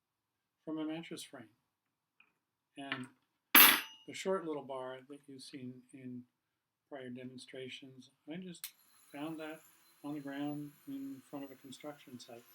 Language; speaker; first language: English; native; English